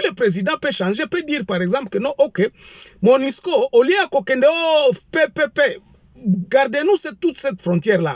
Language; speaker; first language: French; non-native, local second language; Lingala